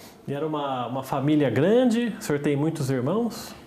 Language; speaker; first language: Portuguese; native; Portuguese